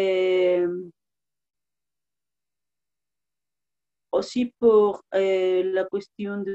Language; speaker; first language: French; non-native, learner; Spanish